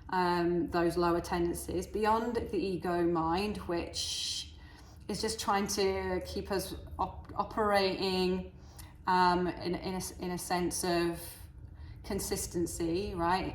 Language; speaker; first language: English; native; English